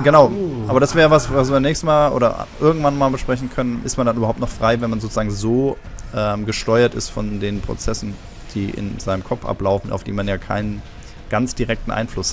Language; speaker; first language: German; native; German